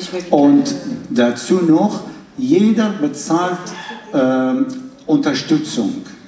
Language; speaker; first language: German; non-native, fluent; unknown